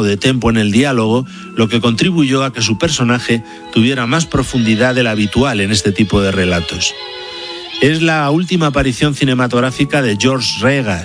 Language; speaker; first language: Spanish; native; Spanish